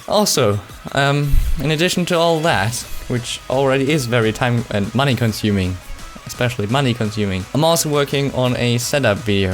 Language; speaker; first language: English; non-native, fluent; German